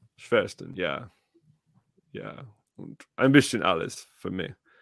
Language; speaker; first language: German; non-native, learner; English